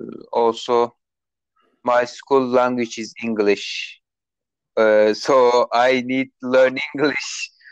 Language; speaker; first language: English; non-native, learner; Turkish